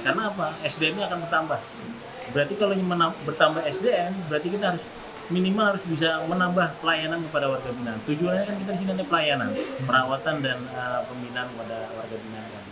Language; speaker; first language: Indonesian; native; Indonesian